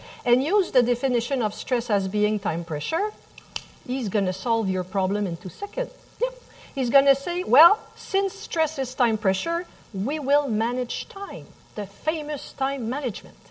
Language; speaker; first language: English; non-native, fluent; French